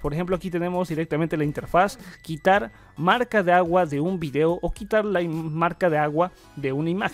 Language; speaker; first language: Spanish; native; Spanish